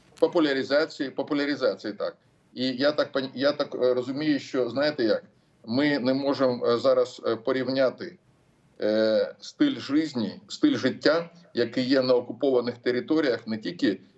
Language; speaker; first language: Ukrainian; non-native, local second language; Russian